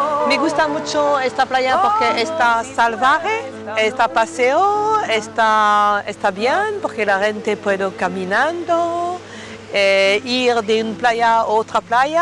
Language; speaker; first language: Spanish; non-native, learner; French